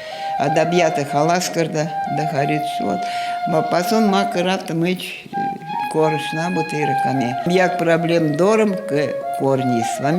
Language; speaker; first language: Persian; non-native, fluent; Russian